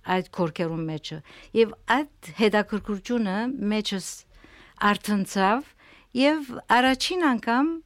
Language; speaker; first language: Armenian; early bilingual, heritage; Armenian